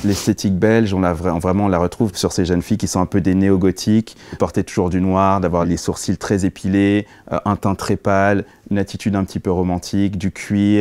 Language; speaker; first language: French; native; French